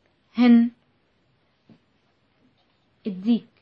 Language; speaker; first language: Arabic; native; Arabic